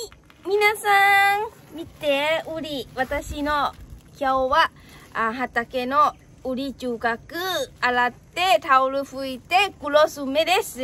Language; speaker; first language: Japanese; non-native, learner; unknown